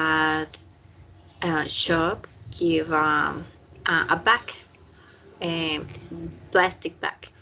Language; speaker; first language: English; non-native, learner; Spanish